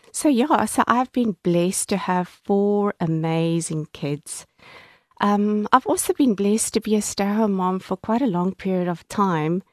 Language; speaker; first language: English; native; English